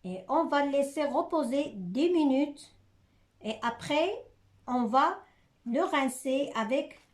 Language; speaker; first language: French; non-native, local second language; Arabic